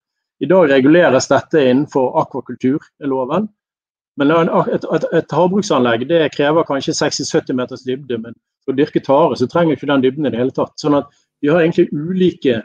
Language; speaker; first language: Norwegian; native; Norwegian